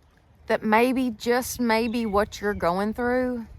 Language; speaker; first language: English; native; English